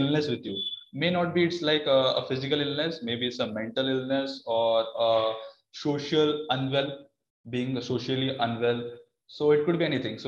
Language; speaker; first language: English; non-native, local second language; Odia